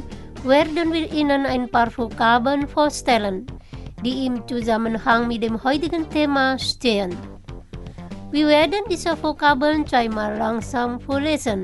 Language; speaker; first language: German; non-native, fluent; Indonesian